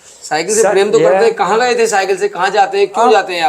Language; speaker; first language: Hindi; native; Hindi